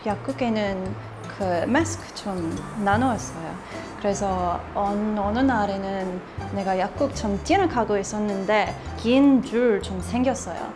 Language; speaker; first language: Korean; non-native, learner; English